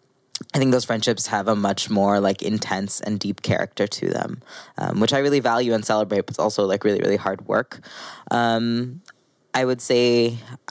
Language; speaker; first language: English; native; English